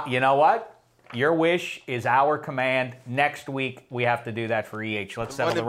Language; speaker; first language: English; native; English